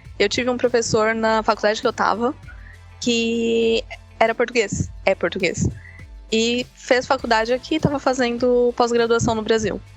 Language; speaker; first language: Portuguese; native; Portuguese